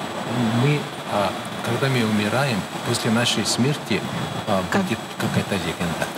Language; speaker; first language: Russian; non-native, fluent; Mongolian